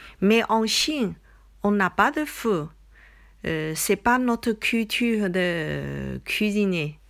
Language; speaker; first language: French; non-native, learner; Chinese